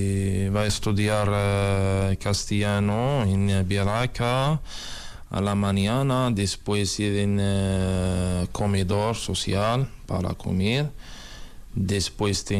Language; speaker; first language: Spanish; non-native, learner; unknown